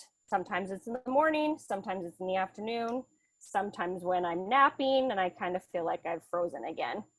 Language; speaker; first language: English; native; English